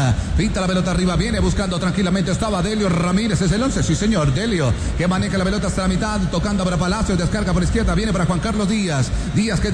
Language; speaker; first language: Spanish; native; Spanish